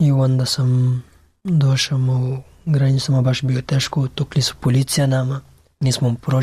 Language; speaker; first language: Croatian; non-native, learner; Pashto